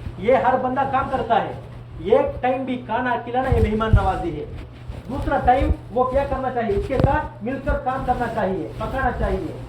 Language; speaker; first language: Hindi; non-native, local second language; Tamil